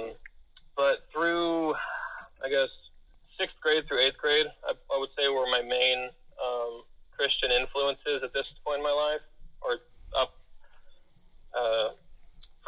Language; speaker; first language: English; native; English